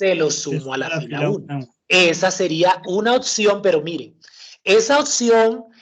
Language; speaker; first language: Spanish; native; Spanish